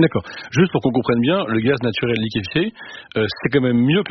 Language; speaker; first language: French; native; French